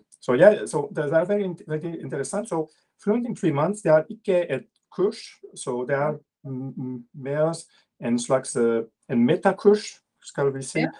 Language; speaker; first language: Norwegian; non-native, learner; French